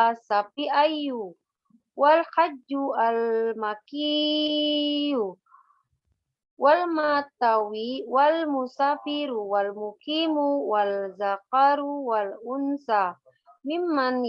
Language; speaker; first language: Arabic; non-native, learner; Indonesian